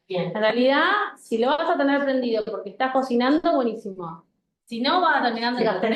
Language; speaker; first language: Spanish; native; Spanish